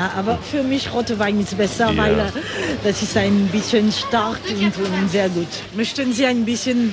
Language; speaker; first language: German; non-native, learner; French